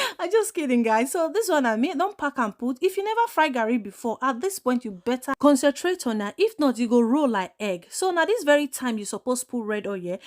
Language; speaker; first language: Nigerian Pidgin; non-native, local second language; Igbo